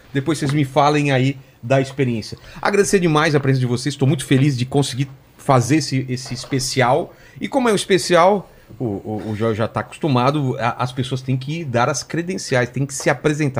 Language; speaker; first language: Portuguese; native; Portuguese